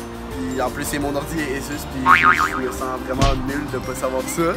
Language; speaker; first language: French; native; French